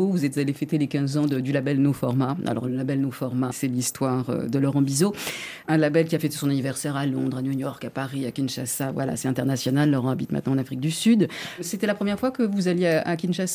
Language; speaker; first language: French; native; French